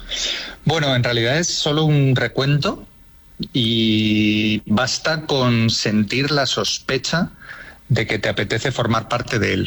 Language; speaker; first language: Spanish; native; Spanish